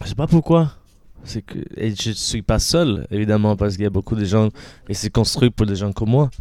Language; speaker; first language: French; non-native, fluent; Spanish